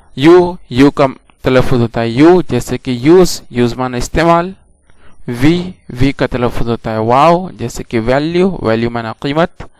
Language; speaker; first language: Urdu; native; Urdu